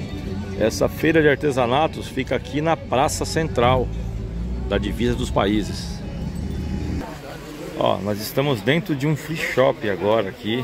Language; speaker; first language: Portuguese; native; Portuguese